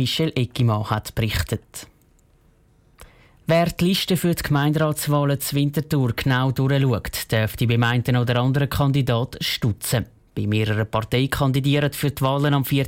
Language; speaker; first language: German; native; German